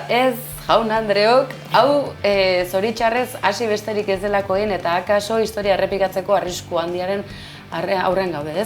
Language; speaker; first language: Basque; native; Basque